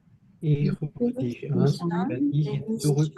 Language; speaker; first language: German; non-native, learner; Korean